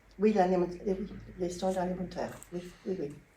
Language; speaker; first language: French; non-native, learner; English